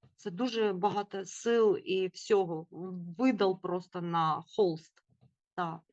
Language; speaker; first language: Ukrainian; non-native, fluent; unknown